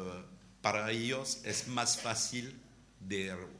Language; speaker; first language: Spanish; non-native, learner; French